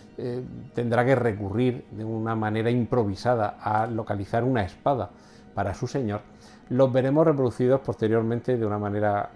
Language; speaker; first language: Spanish; native; Spanish